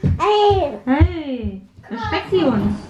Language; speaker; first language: German; native; German